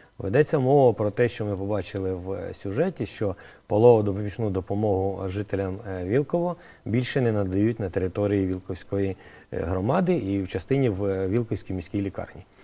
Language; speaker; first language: Ukrainian; native; Ukrainian